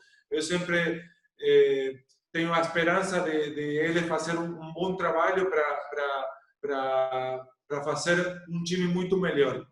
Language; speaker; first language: Portuguese; non-native, learner; Spanish